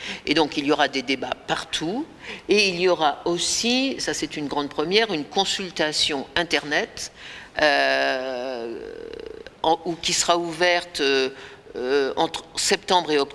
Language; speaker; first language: French; native; French